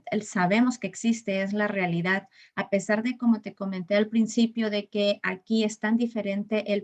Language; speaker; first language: Spanish; native; Spanish